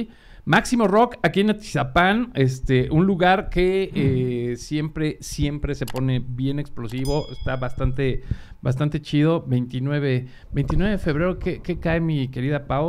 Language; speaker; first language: Spanish; native; Spanish